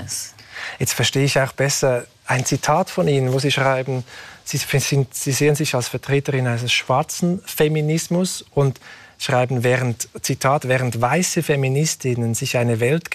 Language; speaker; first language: German; native; German